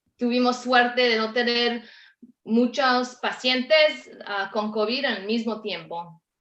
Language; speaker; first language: Spanish; early bilingual, heritage; Spanish